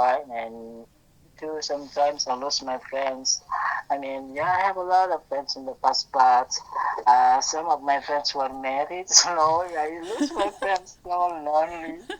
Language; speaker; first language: English; non-native, learner; Indonesian